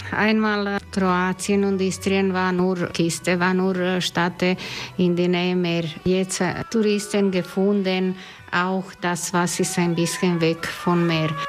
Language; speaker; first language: German; non-native, learner; Croatian